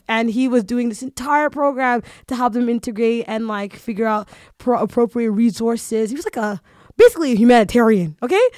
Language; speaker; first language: English; early bilingual, other home language; Somali